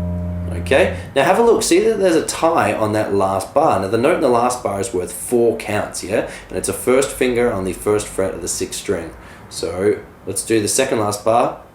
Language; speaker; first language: English; native; English